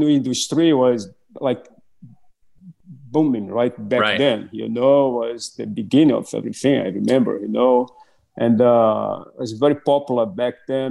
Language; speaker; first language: English; non-native, fluent; Portuguese